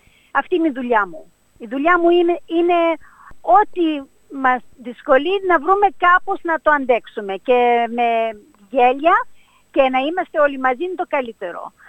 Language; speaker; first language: Greek; early bilingual, heritage; Greek